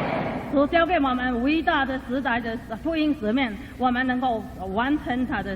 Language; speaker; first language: Chinese; native; Chinese